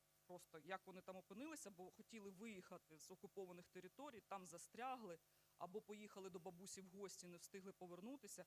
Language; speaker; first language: Ukrainian; native; Ukrainian